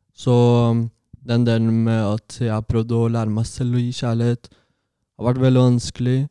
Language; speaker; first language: Norwegian; native; Norwegian